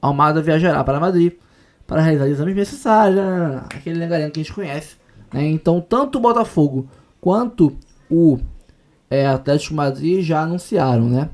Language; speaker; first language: Portuguese; native; Portuguese